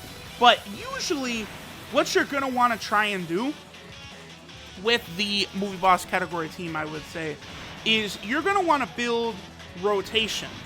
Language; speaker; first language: English; native; English